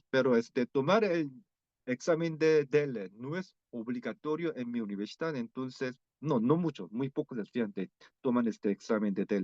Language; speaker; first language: Spanish; non-native, fluent; Korean